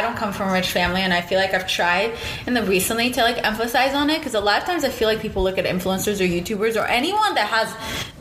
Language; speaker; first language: English; non-native, fluent; Russian